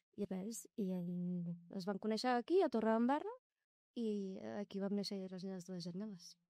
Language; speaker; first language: Catalan; non-native, local second language; Arabic